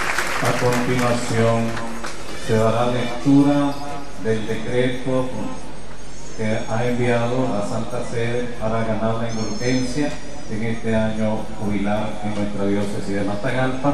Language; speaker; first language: Spanish; native; Spanish